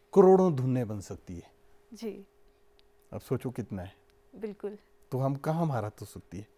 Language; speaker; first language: Hindi; native; Hindi